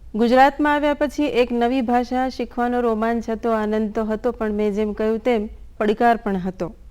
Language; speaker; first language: Gujarati; non-native, local second language; Bangla